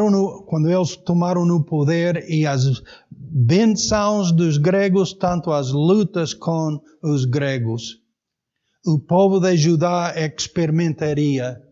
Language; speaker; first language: Portuguese; native; Portuguese